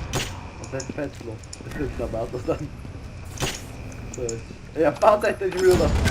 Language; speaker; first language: Swedish; non-native, learner; Faroese